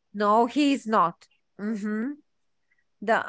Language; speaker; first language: English; non-native, fluent; Ukrainian